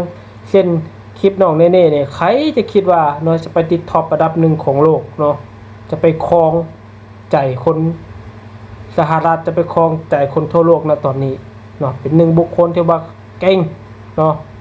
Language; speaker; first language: Thai; non-native, local second language; Lao